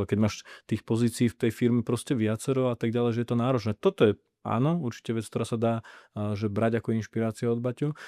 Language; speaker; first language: Slovak; native; Slovak